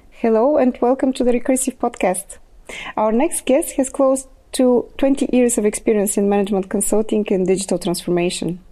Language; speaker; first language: English; non-native, fluent; Bulgarian